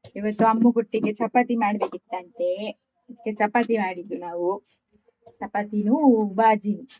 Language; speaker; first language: Kannada; native; Kannada